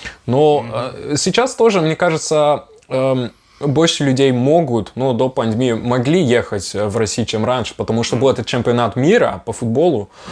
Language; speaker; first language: Russian; non-native, fluent; Dutch